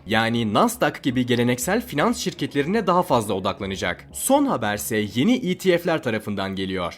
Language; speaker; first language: Turkish; native; Turkish